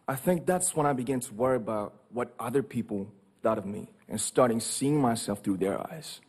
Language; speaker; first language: English; non-native, fluent; Korean